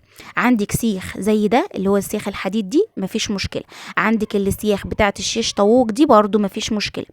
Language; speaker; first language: Arabic; native; Arabic